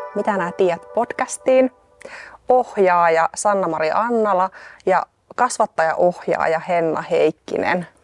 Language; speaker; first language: Finnish; native; Finnish